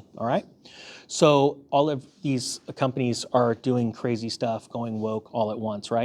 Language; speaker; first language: English; native; English